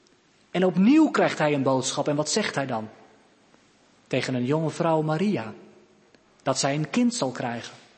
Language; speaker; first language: Dutch; native; Dutch